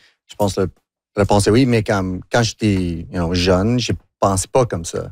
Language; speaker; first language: French; non-native, local second language; English